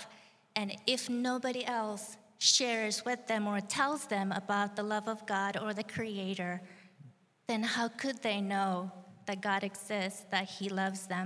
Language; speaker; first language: English; non-native, fluent; Japanese